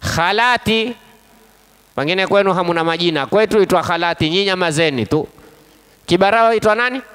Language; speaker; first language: Swahili; native; Swahili